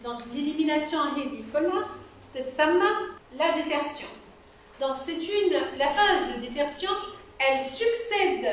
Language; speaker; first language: French; non-native, local second language; Arabic